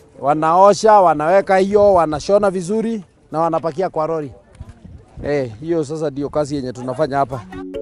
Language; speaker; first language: Swahili; non-native, local second language; Kikuyu